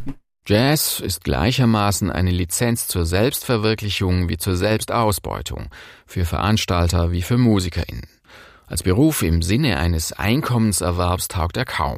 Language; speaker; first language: German; native; German